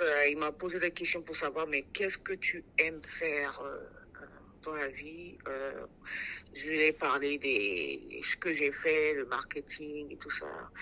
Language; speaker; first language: French; non-native, local second language; Sango